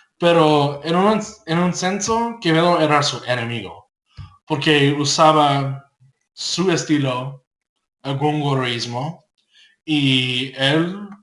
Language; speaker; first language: Spanish; non-native, learner; English